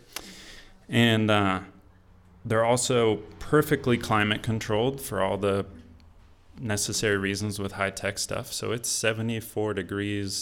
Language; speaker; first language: English; native; English